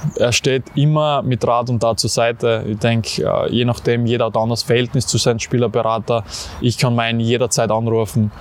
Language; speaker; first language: German; native; German